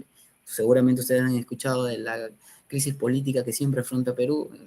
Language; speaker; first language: Spanish; native; Spanish